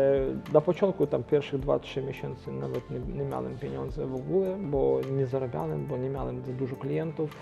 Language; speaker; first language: Polish; non-native, local second language; Ukrainian